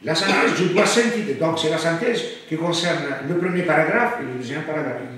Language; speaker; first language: French; non-native, local second language; Arabic